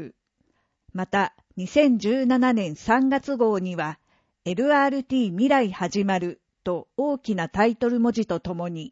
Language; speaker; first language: Japanese; native; Japanese